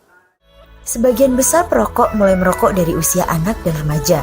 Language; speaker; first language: Indonesian; native; Indonesian